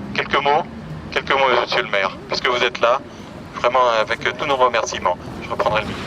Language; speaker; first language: French; native; French